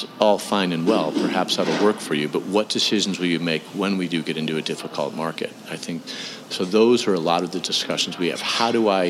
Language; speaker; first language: English; native; English